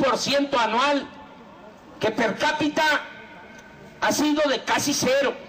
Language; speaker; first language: Spanish; native; Spanish